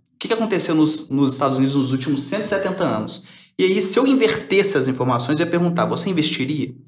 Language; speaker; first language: Portuguese; early bilingual, other home language; Spanish